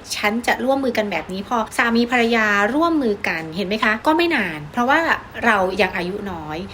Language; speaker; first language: Thai; native; Thai